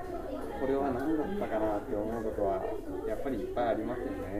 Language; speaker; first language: Japanese; native; Japanese